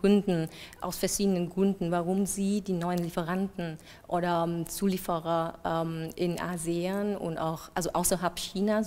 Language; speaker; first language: German; non-native, fluent; Vietnamese